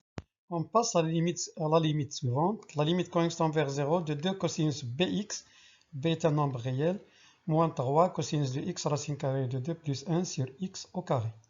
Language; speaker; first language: French; non-native, local second language; Arabic